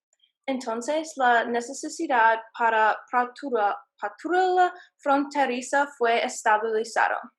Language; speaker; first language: Spanish; non-native, learner; English